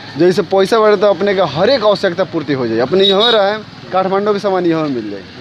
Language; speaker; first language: Bhojpuri; native; Bhojpuri